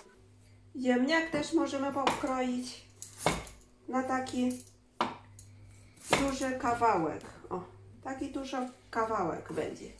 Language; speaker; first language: Polish; non-native, learner; Chinese